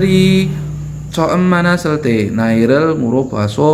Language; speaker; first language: Korean; non-native, fluent; Indonesian